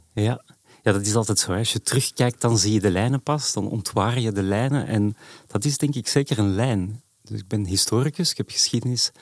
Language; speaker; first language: Dutch; native; Dutch